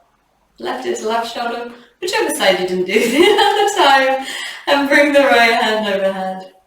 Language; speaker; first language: English; native; English